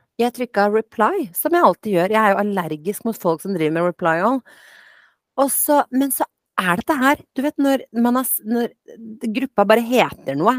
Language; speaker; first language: Norwegian; early bilingual, other home language; Bosnian